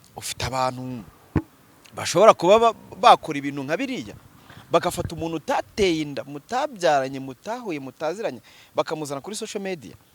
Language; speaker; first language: Kinyarwanda; native; Kinyarwanda